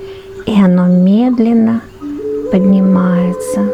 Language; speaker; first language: Russian; native; Russian